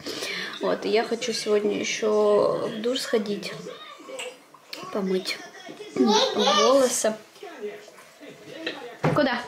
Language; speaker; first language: Russian; native; Russian